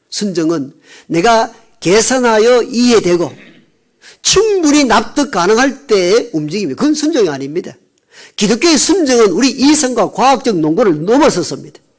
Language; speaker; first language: Korean; native; Korean